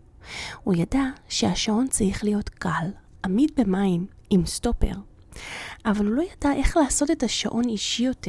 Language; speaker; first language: Hebrew; native; Hebrew